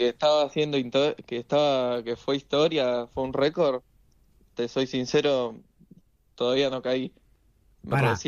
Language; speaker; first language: Spanish; native; Spanish